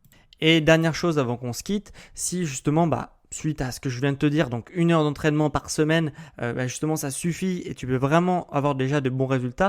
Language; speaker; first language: French; native; French